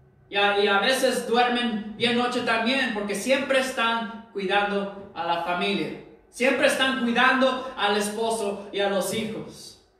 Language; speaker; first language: Spanish; early bilingual, heritage; Spanish